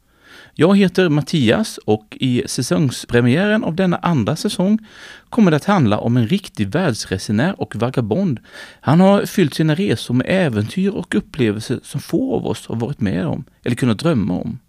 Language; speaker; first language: Swedish; native; Swedish